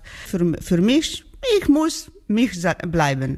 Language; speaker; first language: German; non-native, learner; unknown